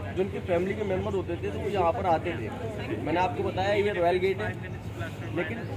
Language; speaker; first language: Hindi; native; Hindi